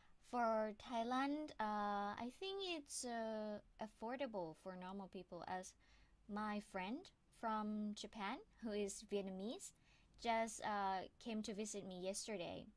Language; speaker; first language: English; non-native, fluent; Thai